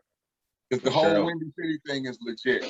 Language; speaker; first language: English; native; English